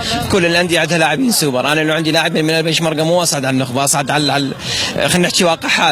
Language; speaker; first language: Arabic; native; Arabic